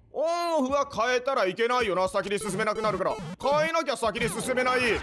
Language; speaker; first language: Japanese; native; Japanese